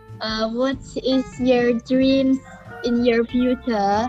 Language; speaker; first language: English; non-native, learner; Indonesian